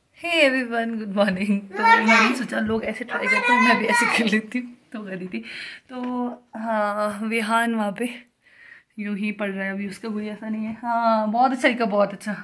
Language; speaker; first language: Hindi; non-native, local second language; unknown